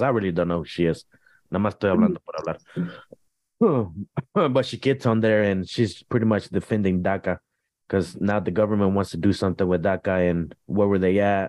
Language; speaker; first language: English; early bilingual, other home language; Spanish